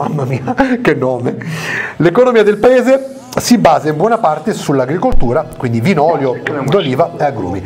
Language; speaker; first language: Italian; native; Italian